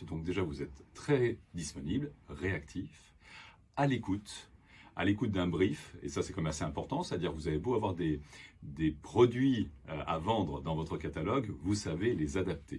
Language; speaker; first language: French; native; French